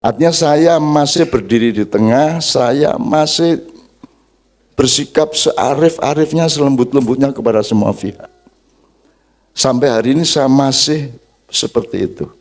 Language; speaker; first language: Indonesian; non-native, local second language; Javanese